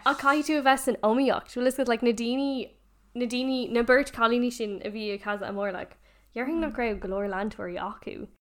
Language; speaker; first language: Irish; non-native, local second language; English